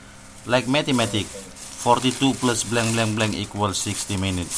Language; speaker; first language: English; non-native, learner; Indonesian